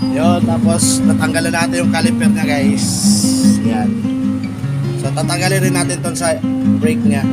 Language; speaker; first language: Filipino; non-native, local second language; Cebuano